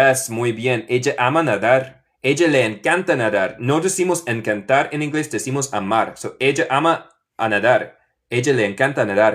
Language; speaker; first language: Spanish; non-native, fluent; English